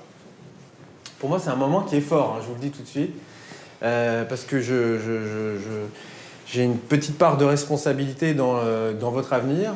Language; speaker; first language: French; native; French